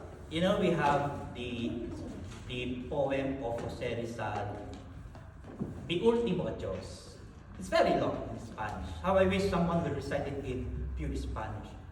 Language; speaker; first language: English; non-native, local second language; Filipino